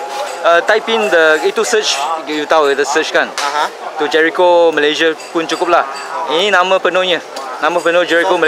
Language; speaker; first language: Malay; non-native, local second language; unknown